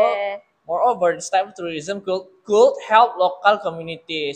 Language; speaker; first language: English; non-native, fluent; Indonesian